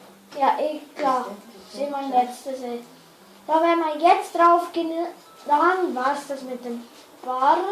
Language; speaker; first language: German; native; German